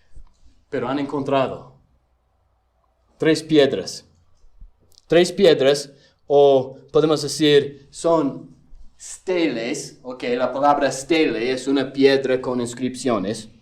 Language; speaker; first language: Spanish; non-native, fluent; English